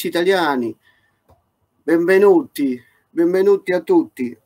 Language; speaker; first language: Italian; non-native, learner; Spanish